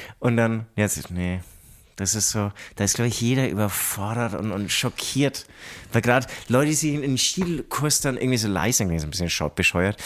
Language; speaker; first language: German; native; German